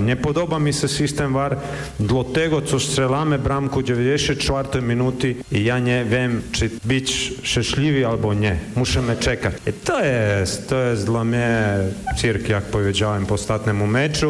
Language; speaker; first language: Polish; non-native, learner; Croatian